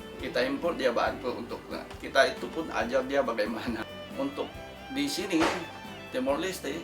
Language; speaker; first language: Indonesian; non-native, fluent; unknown